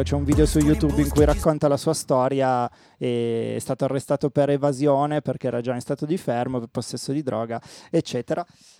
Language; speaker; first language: Italian; native; Italian